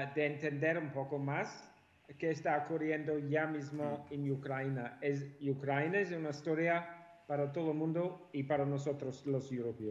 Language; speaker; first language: Spanish; non-native, fluent; English